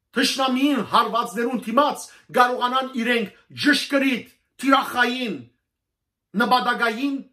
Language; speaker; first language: Armenian; native; Armenian